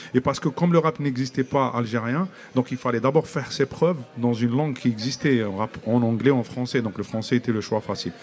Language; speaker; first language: French; non-native, local second language; Kabyle